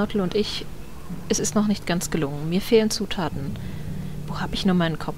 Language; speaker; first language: German; native; German